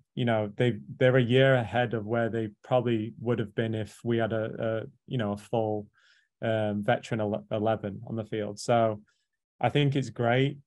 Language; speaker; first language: English; native; English